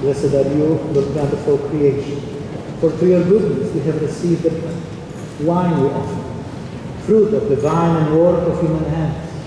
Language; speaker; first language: English; non-native, fluent; Polish